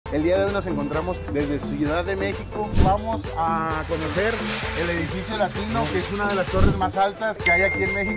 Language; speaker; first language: Spanish; native; Spanish